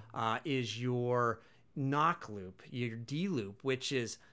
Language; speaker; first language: English; native; English